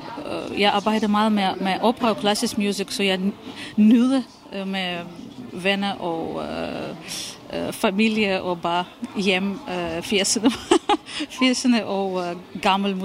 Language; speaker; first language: Danish; non-native, fluent; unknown